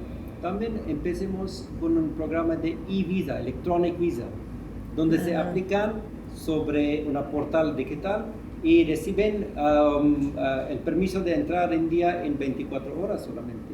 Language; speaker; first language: Spanish; non-native, fluent; Hindi